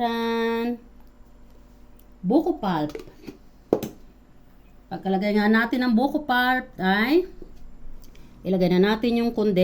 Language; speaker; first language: Filipino; native; Filipino